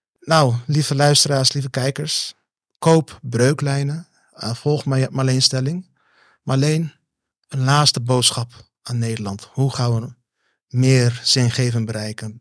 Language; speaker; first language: Dutch; early bilingual, other home language; Turkish